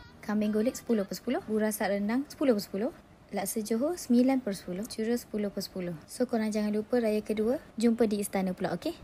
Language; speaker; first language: Malay; native; Malay